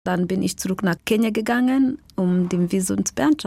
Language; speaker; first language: German; non-native, learner; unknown